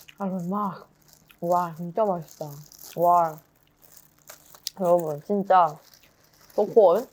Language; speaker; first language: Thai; non-native, learner; Korean